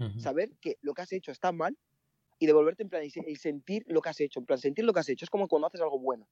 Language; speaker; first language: Spanish; early bilingual, other home language; Mandingo